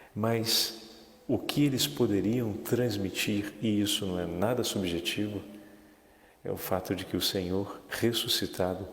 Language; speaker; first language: Portuguese; native; Portuguese